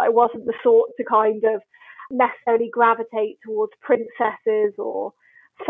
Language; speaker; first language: English; native; English